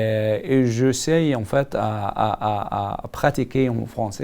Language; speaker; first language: French; non-native, learner; Arabic